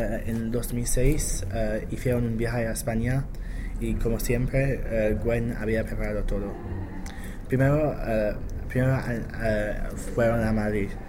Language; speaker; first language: Spanish; non-native, learner; English